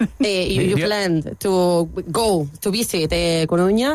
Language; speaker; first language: English; non-native, learner; Spanish